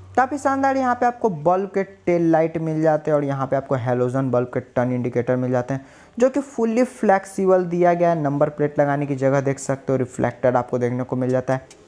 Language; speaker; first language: Hindi; native; Hindi